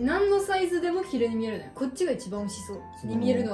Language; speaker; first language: Japanese; non-native, fluent; French